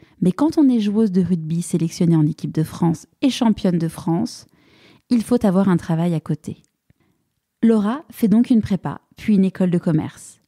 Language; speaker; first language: French; native; French